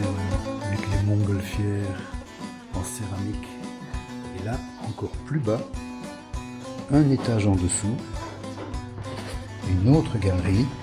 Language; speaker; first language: French; native; French